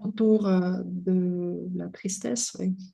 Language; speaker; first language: French; non-native, fluent; Russian